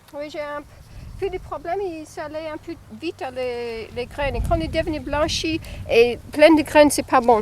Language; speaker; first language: French; non-native, fluent; English